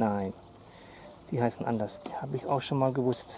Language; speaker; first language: German; native; German